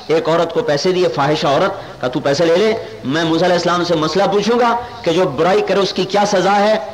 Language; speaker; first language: Urdu; non-native, local second language; Punjabi